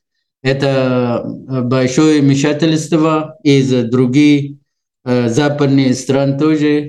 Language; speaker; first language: Russian; non-native, learner; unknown